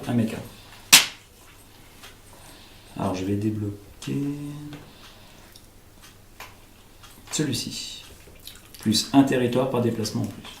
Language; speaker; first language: French; native; French